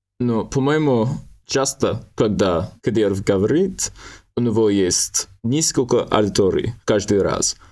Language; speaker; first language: Russian; non-native, learner; English